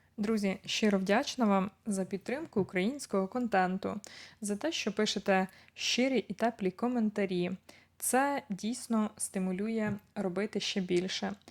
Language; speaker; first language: Ukrainian; native; Ukrainian